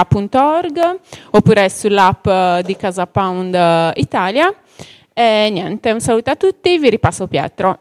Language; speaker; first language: Italian; native; Italian